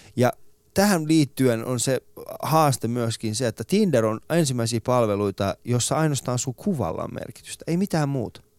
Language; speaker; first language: Finnish; early bilingual, other home language; Persian